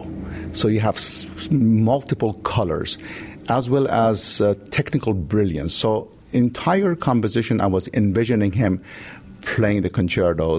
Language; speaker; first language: English; non-native, fluent; Persian